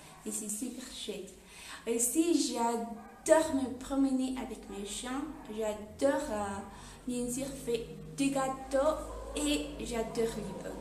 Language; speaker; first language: French; non-native, fluent; Spanish